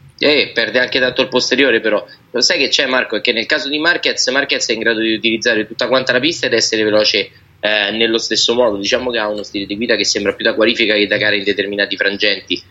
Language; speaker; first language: Italian; native; Italian